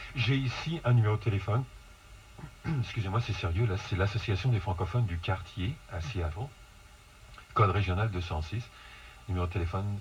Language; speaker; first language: French; native; French